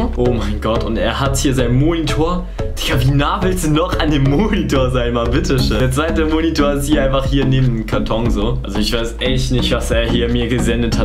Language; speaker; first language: German; native; German